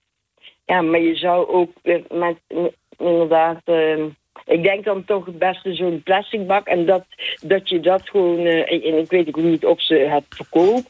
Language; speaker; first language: Dutch; native; Dutch